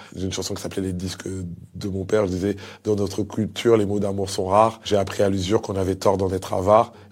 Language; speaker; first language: French; early bilingual, other home language; Lingala